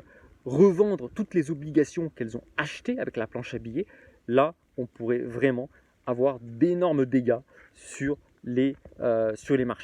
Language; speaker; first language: French; native; French